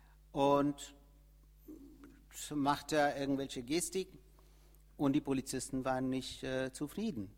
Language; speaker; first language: German; non-native, fluent; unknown